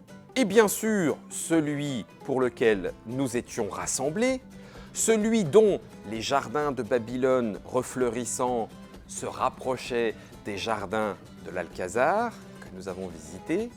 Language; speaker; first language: French; native; French